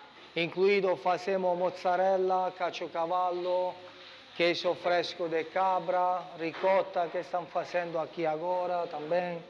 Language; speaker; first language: Portuguese; non-native, learner; Italian